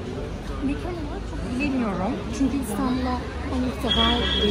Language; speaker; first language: Turkish; non-native, learner; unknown